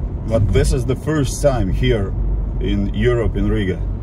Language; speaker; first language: English; non-native, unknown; Latvian